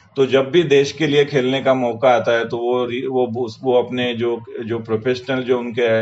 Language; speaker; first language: Hindi; non-native, local second language; Marathi